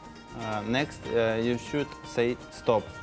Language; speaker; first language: English; non-native, learner; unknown